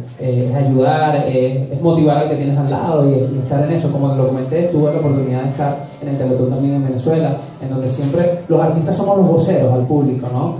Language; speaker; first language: Spanish; native; Spanish